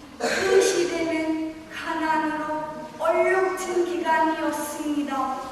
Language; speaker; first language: Korean; non-native, fluent; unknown